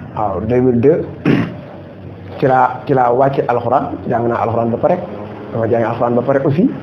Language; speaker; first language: Wolof; native; Wolof